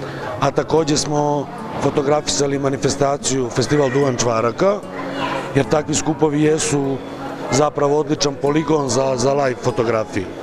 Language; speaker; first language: Croatian; native; Croatian